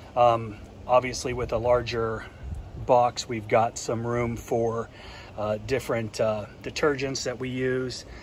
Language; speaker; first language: English; native; English